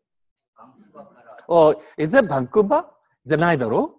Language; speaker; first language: Japanese; native; Japanese